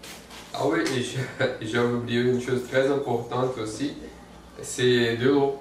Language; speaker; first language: French; non-native, fluent; Portuguese